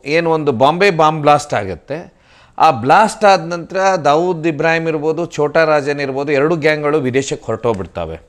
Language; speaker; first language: Kannada; non-native, local second language; Tulu